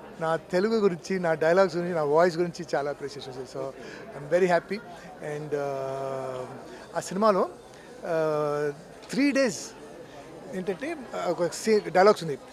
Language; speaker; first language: Telugu; non-native, fluent; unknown